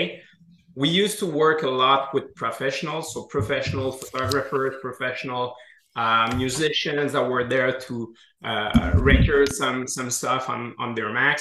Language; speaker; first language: English; non-native, fluent; French